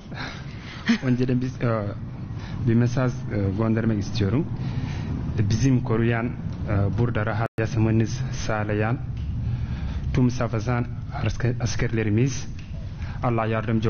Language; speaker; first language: Turkish; non-native, learner; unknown